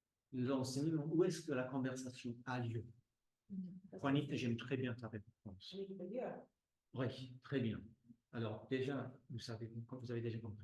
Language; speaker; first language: French; non-native, fluent; English